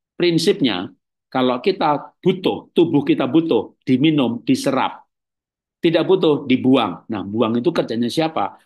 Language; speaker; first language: Indonesian; native; Indonesian